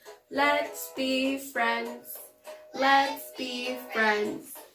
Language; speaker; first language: English; non-native, fluent; Spanish